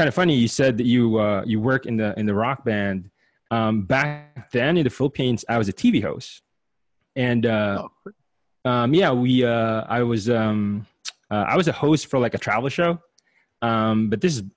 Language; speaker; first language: English; non-native, local second language; Filipino